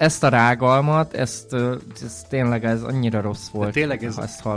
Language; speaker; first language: Hungarian; native; Hungarian